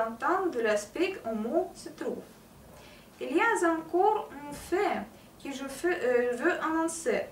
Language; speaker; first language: French; non-native, learner; Russian